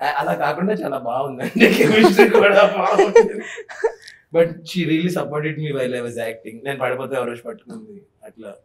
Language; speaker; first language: Telugu; native; Telugu